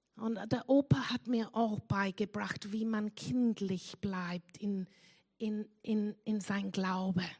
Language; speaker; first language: German; non-native, fluent; English